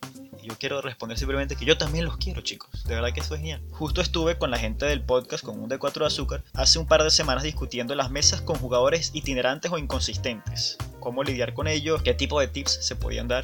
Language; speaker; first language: Spanish; native; Spanish